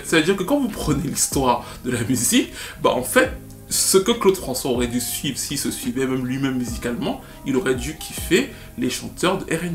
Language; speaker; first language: French; native; French